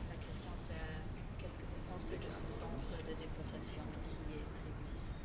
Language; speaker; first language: French; non-native, fluent; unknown